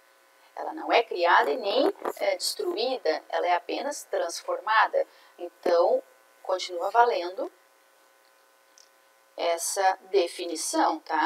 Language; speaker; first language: Portuguese; native; Portuguese